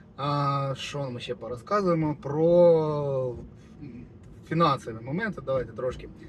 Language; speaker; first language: Ukrainian; native; Ukrainian